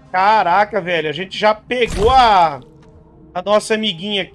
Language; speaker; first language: Portuguese; native; Portuguese